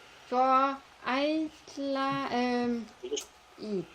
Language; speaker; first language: Icelandic; non-native, learner; French